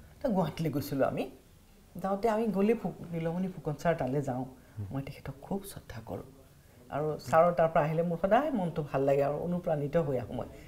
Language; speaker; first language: Assamese; native; Assamese